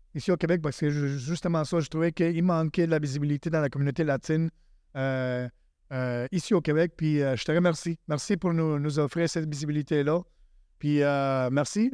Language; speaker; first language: French; native; French